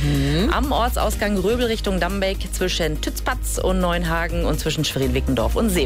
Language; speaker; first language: German; native; German